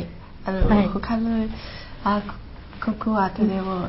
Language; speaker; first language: Japanese; non-native, learner; Chinese